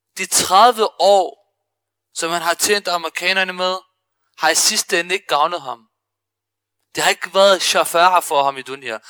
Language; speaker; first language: Danish; early bilingual, other home language; Arabic